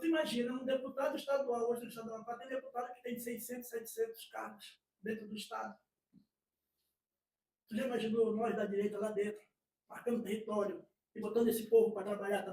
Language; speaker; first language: Portuguese; native; Portuguese